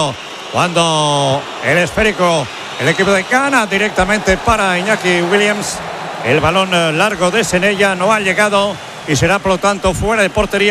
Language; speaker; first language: Spanish; native; Spanish